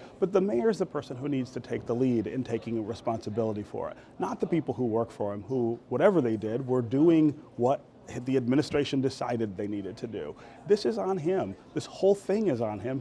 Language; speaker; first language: English; native; English